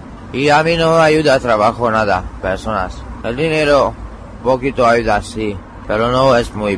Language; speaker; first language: Spanish; non-native, learner; Hungarian